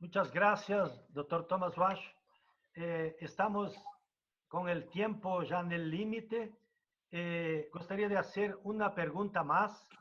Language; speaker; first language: Spanish; non-native, fluent; Portuguese